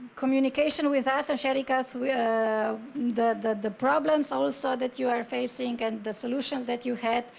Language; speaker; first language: English; non-native, fluent; Slovenian